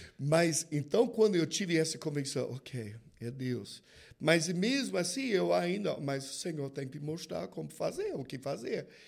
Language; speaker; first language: Portuguese; non-native, fluent; English